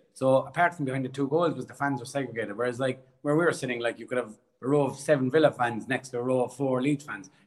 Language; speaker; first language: English; native; English